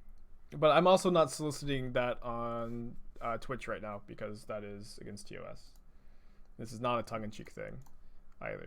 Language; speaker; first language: English; native; English